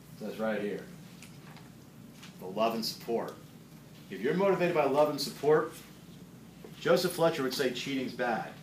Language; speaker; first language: English; native; English